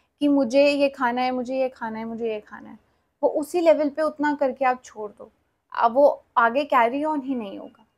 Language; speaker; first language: Hindi; native; Hindi